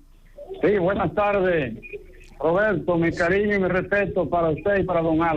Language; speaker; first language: Spanish; native; Spanish